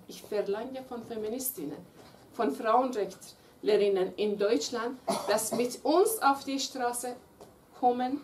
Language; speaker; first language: German; non-native, fluent; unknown